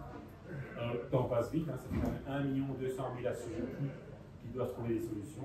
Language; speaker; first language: French; native; French